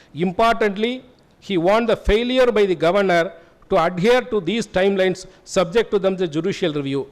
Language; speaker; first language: English; non-native, local second language; Tamil